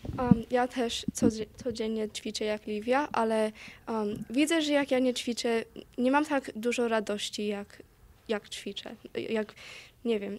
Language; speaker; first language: Polish; early bilingual, heritage; Polish